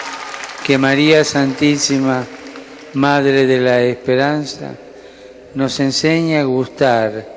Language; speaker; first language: Spanish; native; Spanish